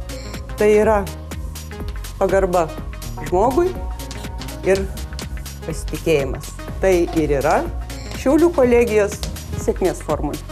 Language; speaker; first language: Lithuanian; native; Lithuanian